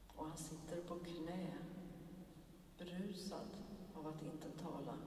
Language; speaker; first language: Swedish; native; Swedish